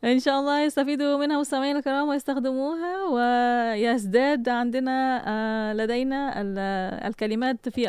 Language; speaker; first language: Arabic; non-native, fluent; Malay